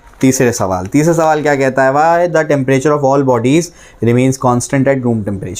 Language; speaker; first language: Hindi; native; Hindi